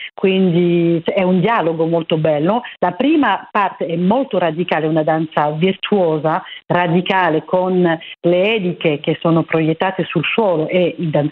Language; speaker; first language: Italian; non-native, fluent; French